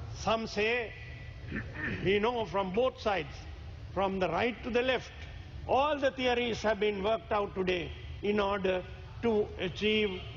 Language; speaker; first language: English; non-native, local second language; Sinhala